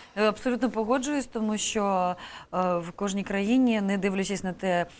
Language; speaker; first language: Ukrainian; native; Ukrainian